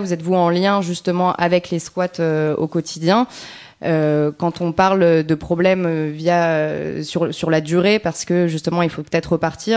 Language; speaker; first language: French; native; French